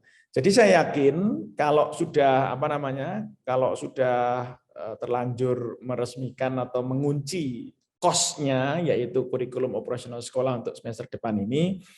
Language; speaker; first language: Indonesian; native; Indonesian